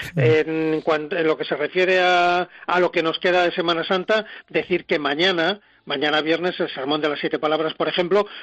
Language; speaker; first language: Spanish; native; Spanish